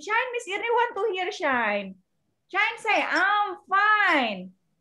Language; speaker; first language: English; non-native, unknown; Indonesian